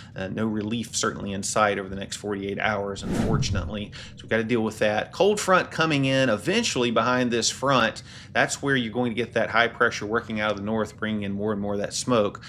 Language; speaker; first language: English; native; English